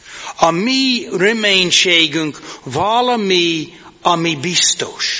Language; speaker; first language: Hungarian; non-native, fluent; English